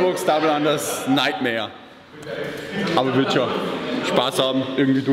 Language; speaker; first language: German; native; German